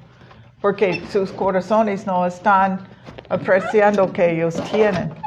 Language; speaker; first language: Spanish; non-native, learner; English